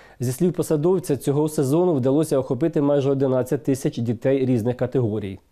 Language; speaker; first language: Ukrainian; native; Ukrainian